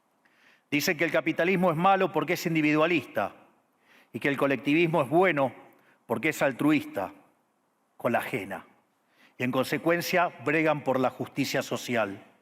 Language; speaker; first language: Spanish; native; Spanish